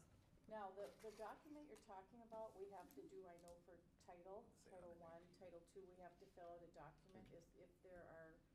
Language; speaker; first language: English; native; English